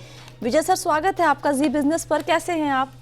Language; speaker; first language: Hindi; native; Hindi